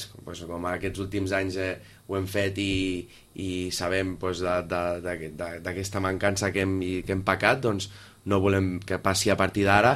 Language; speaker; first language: Catalan; native; Catalan